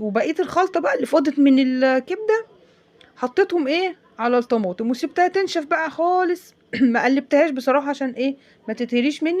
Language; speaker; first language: Arabic; native; Arabic